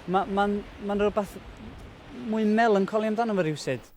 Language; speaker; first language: Welsh; native; Welsh